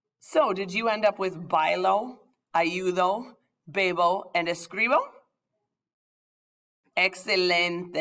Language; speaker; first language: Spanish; non-native, fluent; English